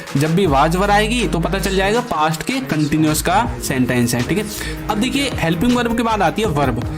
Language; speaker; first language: Hindi; native; Hindi